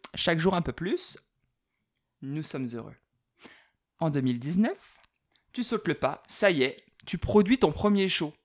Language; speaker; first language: French; native; French